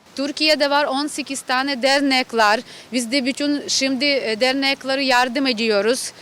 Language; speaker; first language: Turkish; non-native, learner; Ukrainian